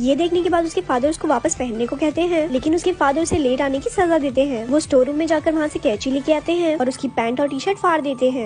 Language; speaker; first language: Hindi; native; Hindi